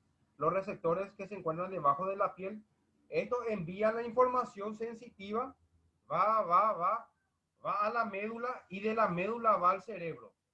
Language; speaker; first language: Spanish; native; Spanish